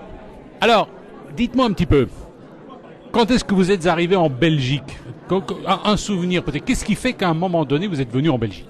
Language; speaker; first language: French; native; French